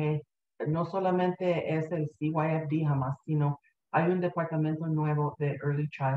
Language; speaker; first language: Spanish; early bilingual, heritage; Spanish